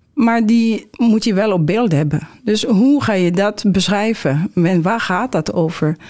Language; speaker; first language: Dutch; non-native, fluent; French